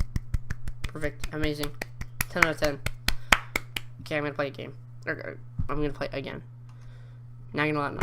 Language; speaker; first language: English; native; English